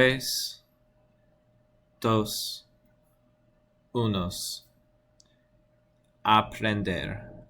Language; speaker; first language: Spanish; non-native, learner; English